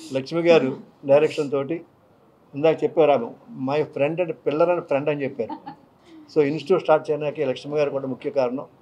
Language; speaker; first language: Telugu; native; Telugu